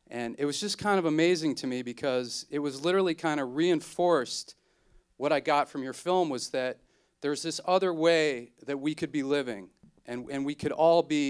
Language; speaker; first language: English; native; English